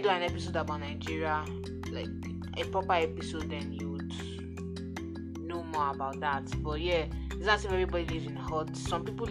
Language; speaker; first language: English; non-native, local second language; Yoruba